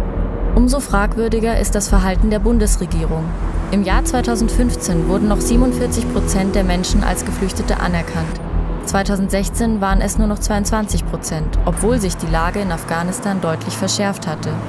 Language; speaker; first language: German; native; German